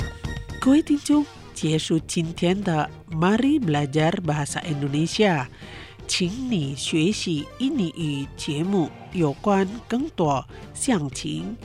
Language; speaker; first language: Chinese; non-native, fluent; Indonesian